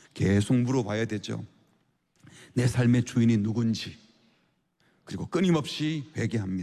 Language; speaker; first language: Korean; native; Korean